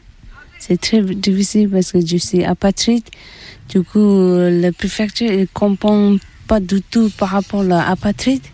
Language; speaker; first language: French; non-native, learner; Tibetan